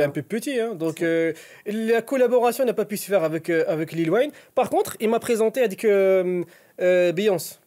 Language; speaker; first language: French; native; French